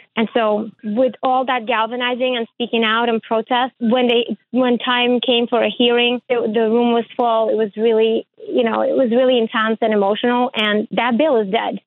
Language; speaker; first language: English; early bilingual, other home language; Ukrainian